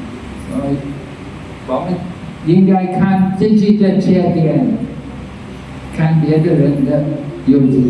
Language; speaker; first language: Chinese; non-native, fluent; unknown